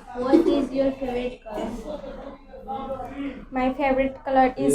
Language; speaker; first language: English; non-native, learner; Hindi